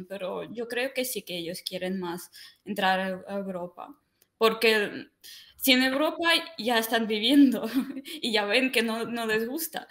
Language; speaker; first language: Spanish; non-native, fluent; Russian